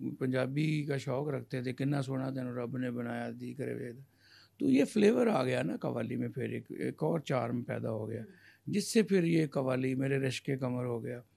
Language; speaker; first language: Urdu; non-native, local second language; Punjabi